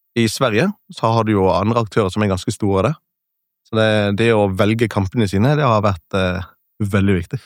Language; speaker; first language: Norwegian; native; Norwegian